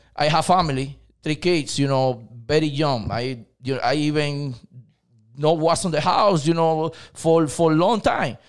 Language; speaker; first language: English; non-native, learner; Spanish